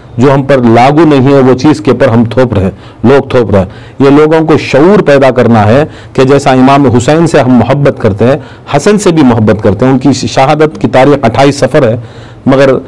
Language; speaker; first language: Urdu; native; Urdu